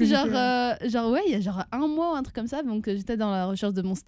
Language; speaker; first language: French; native; French